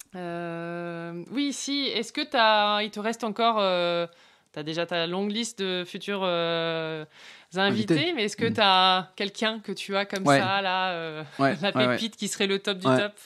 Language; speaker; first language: French; native; French